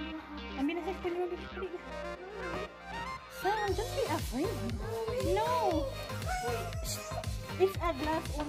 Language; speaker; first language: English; non-native, learner; Filipino